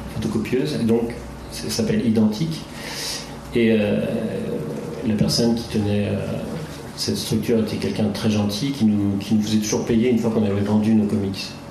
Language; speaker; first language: French; native; French